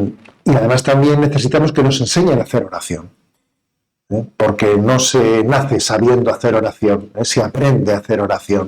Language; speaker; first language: Spanish; native; Spanish